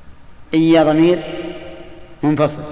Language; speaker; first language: Arabic; native; Arabic